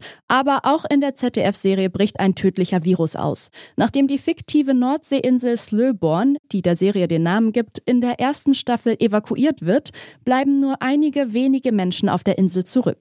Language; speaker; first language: German; native; German